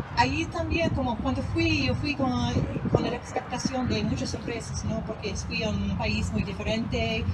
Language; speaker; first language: Spanish; non-native, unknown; English